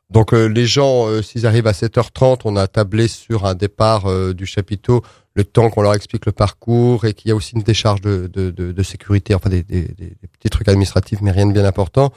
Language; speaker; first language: French; native; French